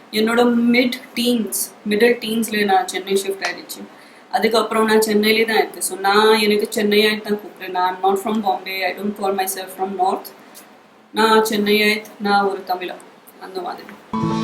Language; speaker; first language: Tamil; non-native, local second language; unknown